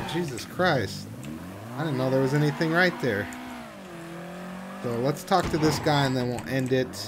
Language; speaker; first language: English; native; English